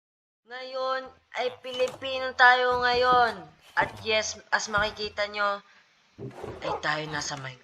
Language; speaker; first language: Filipino; native; Filipino